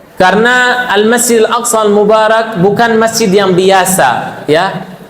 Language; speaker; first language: Indonesian; non-native, fluent; Arabic